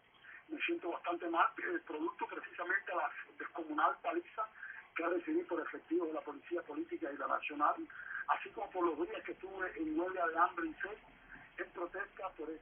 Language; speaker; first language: Spanish; native; Spanish